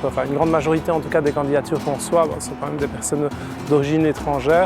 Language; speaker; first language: French; native; French